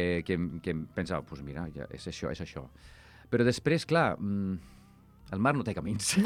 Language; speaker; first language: Catalan; non-native, fluent; Icelandic